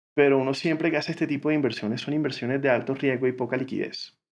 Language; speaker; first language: Spanish; native; Spanish